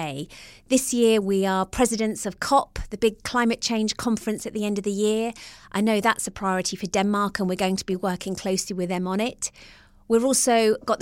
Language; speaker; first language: English; native; English